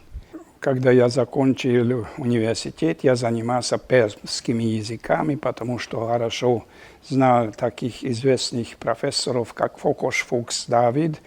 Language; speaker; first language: Russian; non-native, fluent; Hungarian